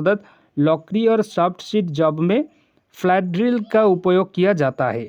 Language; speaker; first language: Hindi; non-native, local second language; Bangla